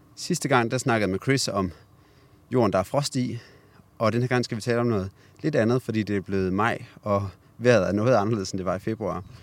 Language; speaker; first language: Danish; native; Danish